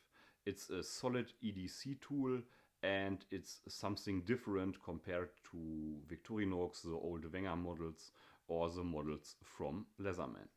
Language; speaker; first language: English; non-native, fluent; German